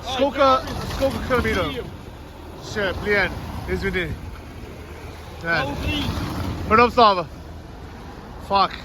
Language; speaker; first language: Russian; non-native, learner; English